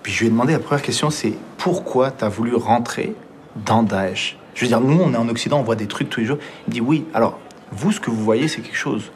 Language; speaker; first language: French; early bilingual, other home language; Arabic